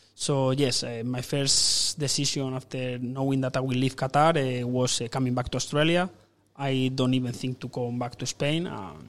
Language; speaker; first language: English; non-native, fluent; Spanish